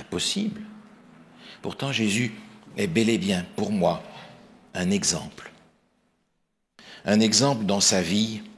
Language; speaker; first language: French; native; French